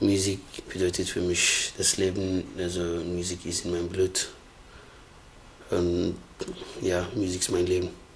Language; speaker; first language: German; non-native, learner; Somali